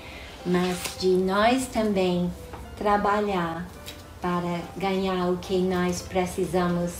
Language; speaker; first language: Portuguese; non-native, fluent; English